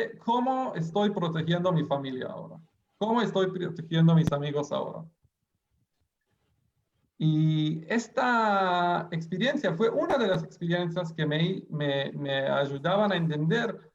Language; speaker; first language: Spanish; non-native, fluent; Hebrew